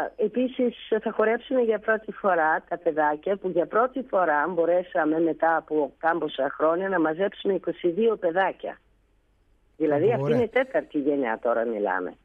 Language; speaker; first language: Greek; early bilingual, heritage; Bulgarian